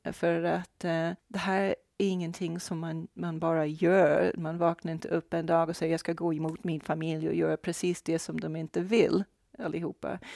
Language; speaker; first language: Swedish; non-native, fluent; Portuguese